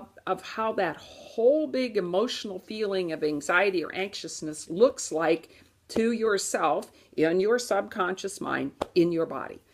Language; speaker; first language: English; native; English